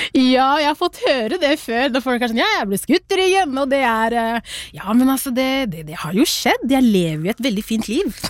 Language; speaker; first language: Norwegian; early bilingual, other home language; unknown